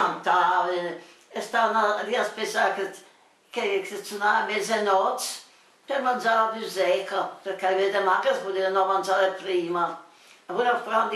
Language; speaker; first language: Italian; non-native, local second language; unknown